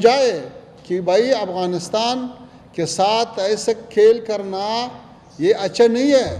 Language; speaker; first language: Hindi; non-native, fluent; Pashto